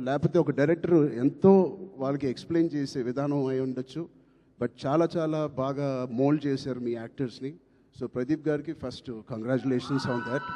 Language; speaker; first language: Telugu; native; Telugu